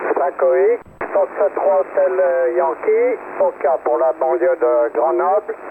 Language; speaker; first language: French; native; French